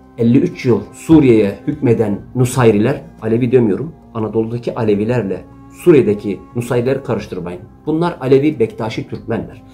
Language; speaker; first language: Turkish; native; Turkish